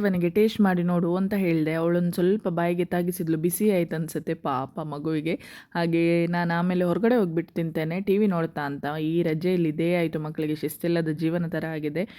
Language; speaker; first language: Kannada; non-native, local second language; Konkani